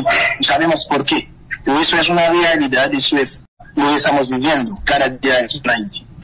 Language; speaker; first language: Spanish; non-native, fluent; Haitian Creole